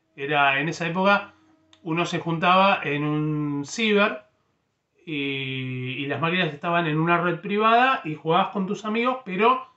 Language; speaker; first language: Spanish; native; Spanish